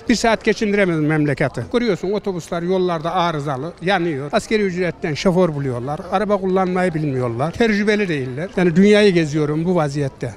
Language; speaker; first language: Turkish; native; Turkish